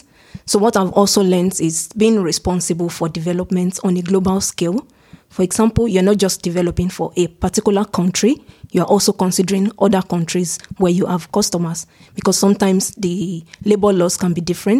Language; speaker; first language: English; non-native, local second language; Yoruba